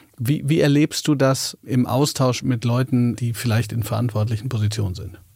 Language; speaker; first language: German; native; German